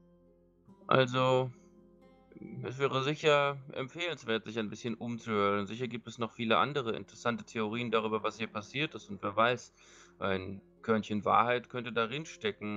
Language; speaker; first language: German; native; German